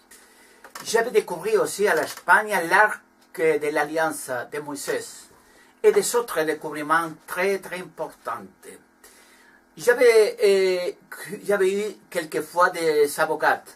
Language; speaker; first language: French; non-native, learner; Spanish